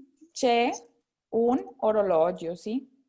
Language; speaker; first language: Italian; non-native, fluent; Spanish